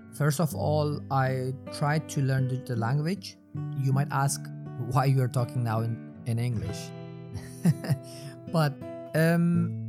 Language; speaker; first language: English; non-native, fluent; Persian